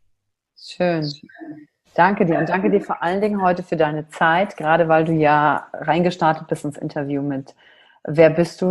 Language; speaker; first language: German; native; German